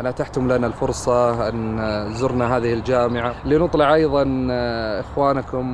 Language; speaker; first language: Arabic; native; Arabic